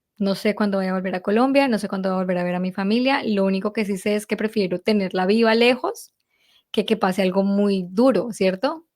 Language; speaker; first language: Spanish; native; Spanish